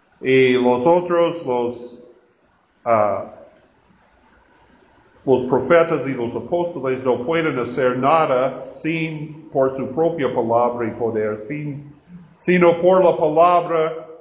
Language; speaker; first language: Spanish; non-native, learner; English